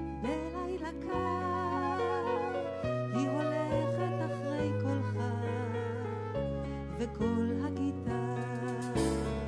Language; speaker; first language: Hebrew; non-native, learner; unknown